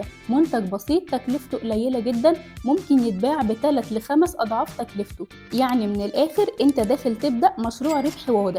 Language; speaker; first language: Arabic; native; Arabic